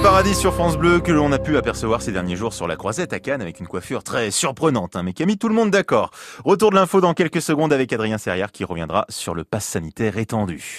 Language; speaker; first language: French; native; French